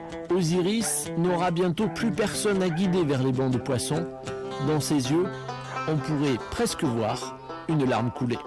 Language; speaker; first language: French; native; French